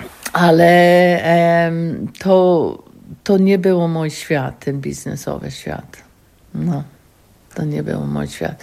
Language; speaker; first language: Polish; non-native, learner; English